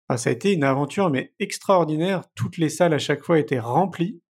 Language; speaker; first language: French; native; French